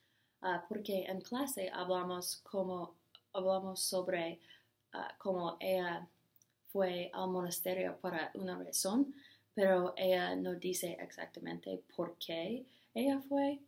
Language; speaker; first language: Spanish; non-native, learner; English